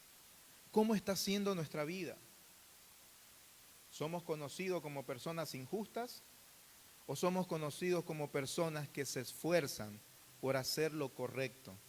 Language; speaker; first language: Spanish; native; Spanish